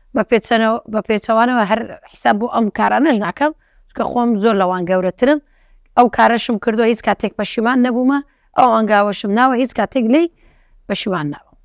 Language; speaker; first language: Central Kurdish; non-native, local second language; Turkish